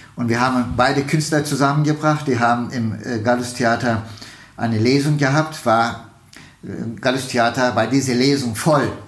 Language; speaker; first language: German; non-native, fluent; Turkish